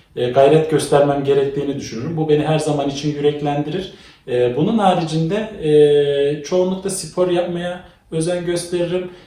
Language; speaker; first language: Turkish; native; Turkish